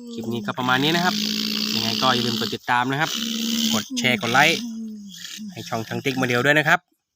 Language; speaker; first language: Thai; native; Thai